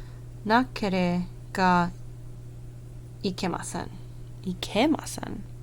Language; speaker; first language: Japanese; non-native, learner; English